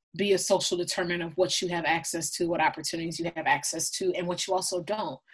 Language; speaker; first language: English; native; English